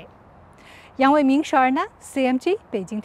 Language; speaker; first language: Bangla; non-native, fluent; Chinese